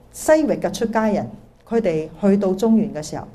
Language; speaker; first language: Cantonese; early bilingual, heritage; Cantonese